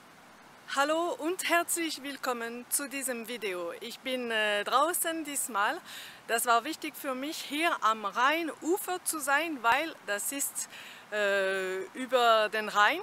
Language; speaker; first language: German; non-native, fluent; French